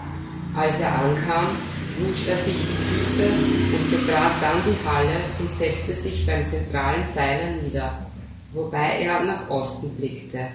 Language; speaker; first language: German; native; German